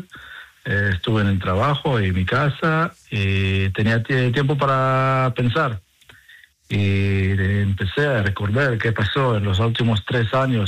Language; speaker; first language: Spanish; non-native, fluent; Hebrew